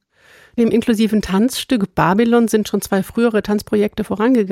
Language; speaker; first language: German; native; German